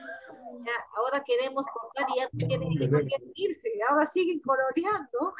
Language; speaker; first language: Spanish; native; Spanish